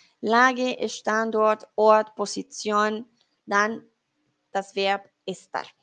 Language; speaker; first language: German; non-native, fluent; Spanish